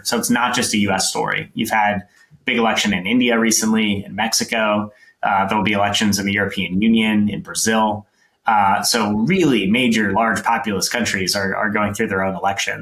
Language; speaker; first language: English; native; English